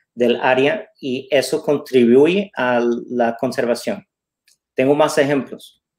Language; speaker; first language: Spanish; non-native, fluent; English